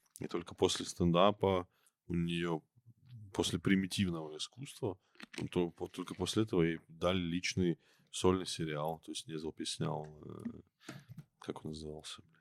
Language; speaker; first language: Russian; native; Russian